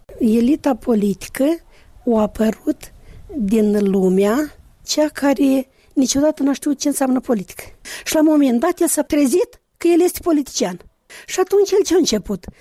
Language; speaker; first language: Romanian; native; Romanian